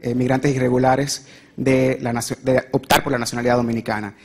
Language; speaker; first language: Spanish; native; Spanish